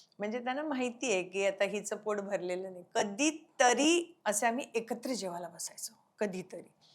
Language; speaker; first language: Marathi; non-native, local second language; Konkani